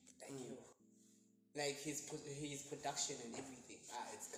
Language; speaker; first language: English; non-native, local second language; Zulu